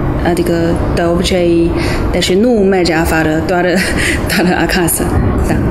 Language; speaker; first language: Romanian; non-native, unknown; Chinese